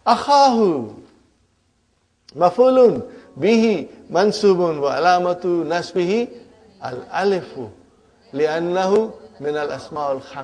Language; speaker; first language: Arabic; non-native, fluent; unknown